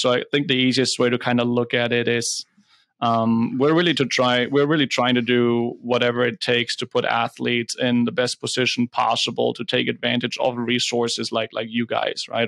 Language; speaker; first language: English; non-native, fluent; German